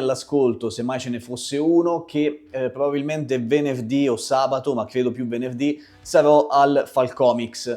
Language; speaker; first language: Italian; native; Italian